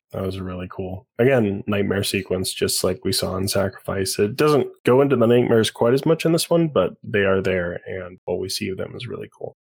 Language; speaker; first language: English; native; English